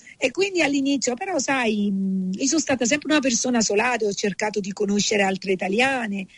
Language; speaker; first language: Italian; native; Italian